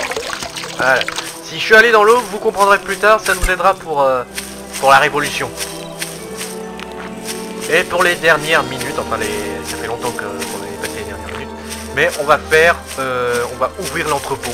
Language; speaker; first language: French; native; French